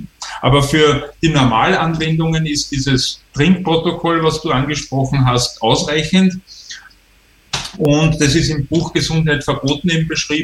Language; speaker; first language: German; native; German